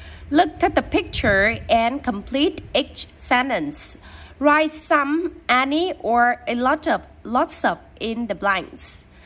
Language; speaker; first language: English; non-native, fluent; Vietnamese